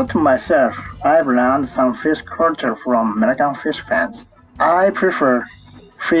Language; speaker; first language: English; non-native, learner; Japanese